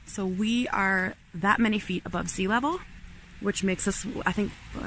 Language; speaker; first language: English; native; English